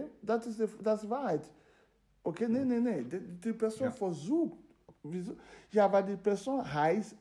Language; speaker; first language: German; non-native, fluent; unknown